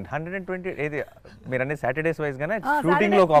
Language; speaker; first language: Telugu; native; Telugu